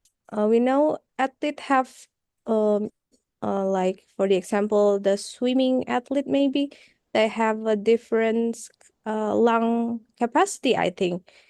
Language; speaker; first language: English; non-native, fluent; Indonesian